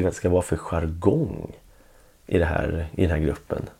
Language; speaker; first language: Swedish; native; Swedish